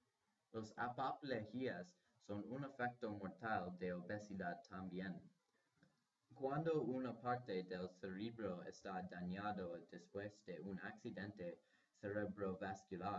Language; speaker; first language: Spanish; non-native, learner; English